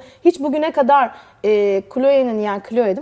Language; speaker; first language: Turkish; native; Turkish